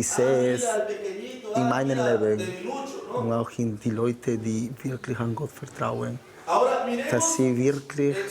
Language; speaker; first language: German; non-native, fluent; Spanish